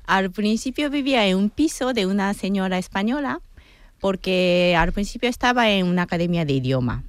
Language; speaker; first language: Spanish; non-native, fluent; Japanese